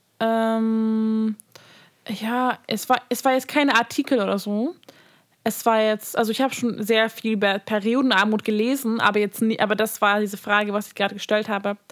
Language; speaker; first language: German; non-native, fluent; Hungarian